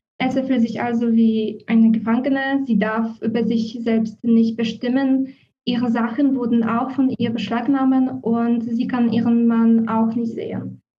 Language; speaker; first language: German; non-native, fluent; Polish